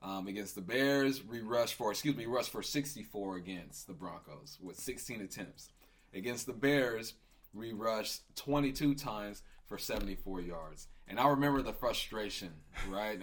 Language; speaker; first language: English; native; English